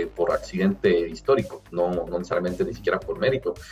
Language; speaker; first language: Spanish; native; Spanish